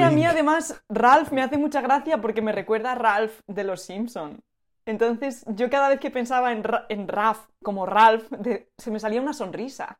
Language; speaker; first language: Spanish; native; Spanish